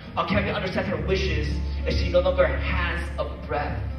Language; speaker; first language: English; native; English